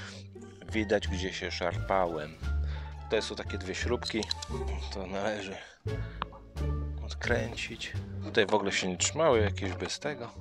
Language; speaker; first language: Polish; native; Polish